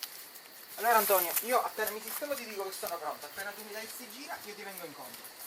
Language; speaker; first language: Italian; native; Italian